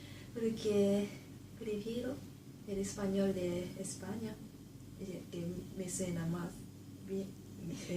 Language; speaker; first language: Spanish; non-native, learner; Japanese